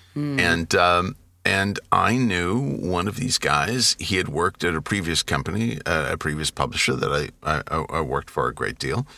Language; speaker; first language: English; native; English